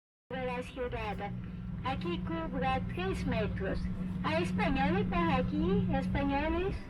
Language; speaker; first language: Spanish; non-native, learner; Portuguese